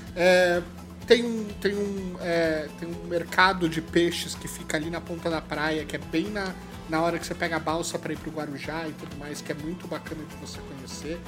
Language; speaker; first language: Portuguese; native; Portuguese